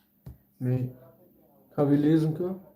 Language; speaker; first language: German; early bilingual, other home language; Kurdish